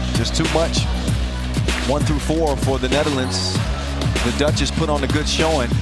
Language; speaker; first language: English; native; English